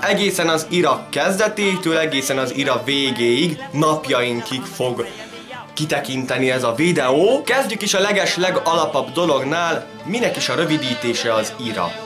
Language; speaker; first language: Hungarian; native; Hungarian